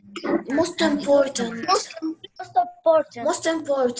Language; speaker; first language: English; non-native, learner; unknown